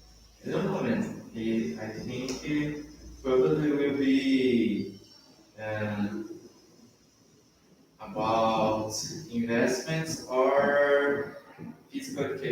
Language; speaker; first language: English; non-native, learner; Portuguese